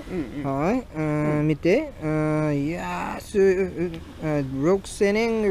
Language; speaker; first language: Japanese; non-native, learner; English